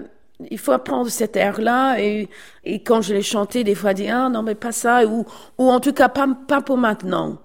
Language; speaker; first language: French; non-native, fluent; English